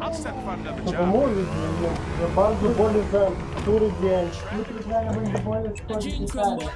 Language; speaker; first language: Polish; non-native, learner; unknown